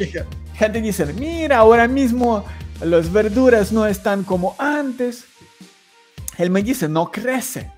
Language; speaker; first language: Spanish; non-native, learner; Ukrainian